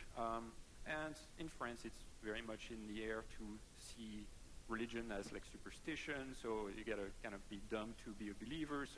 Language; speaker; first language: English; non-native, fluent; French